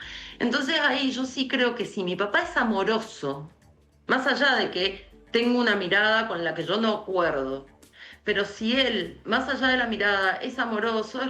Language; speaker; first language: Spanish; native; Spanish